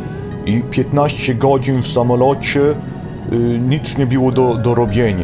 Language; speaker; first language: Polish; early bilingual, heritage; Polish